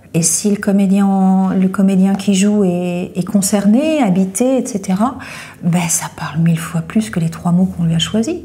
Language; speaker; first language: French; native; French